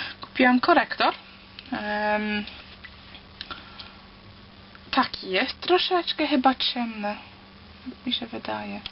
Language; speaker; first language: Polish; early bilingual, heritage; Polish